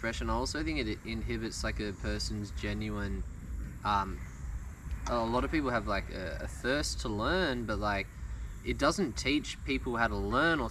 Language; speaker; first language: English; native; English